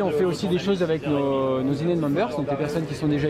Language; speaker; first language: French; native; French